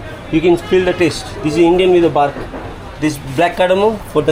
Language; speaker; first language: English; non-native, local second language; Hindi